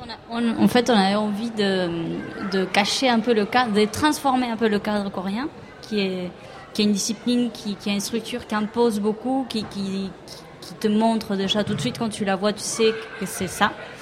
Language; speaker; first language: French; non-native, fluent; Spanish